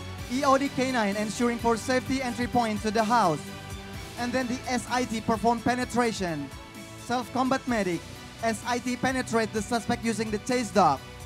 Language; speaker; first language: English; non-native, fluent; Indonesian